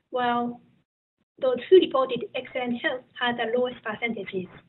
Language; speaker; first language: English; non-native, fluent; Japanese